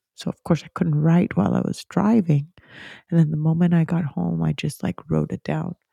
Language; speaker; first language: English; early bilingual, other home language; Spanish